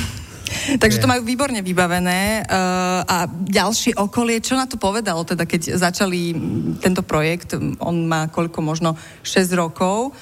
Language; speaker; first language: Slovak; native; Slovak